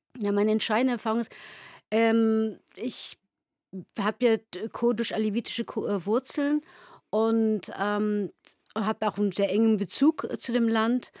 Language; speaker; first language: German; early bilingual, other home language; Turkish